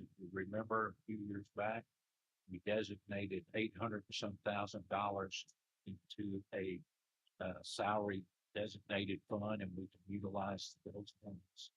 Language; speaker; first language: English; native; English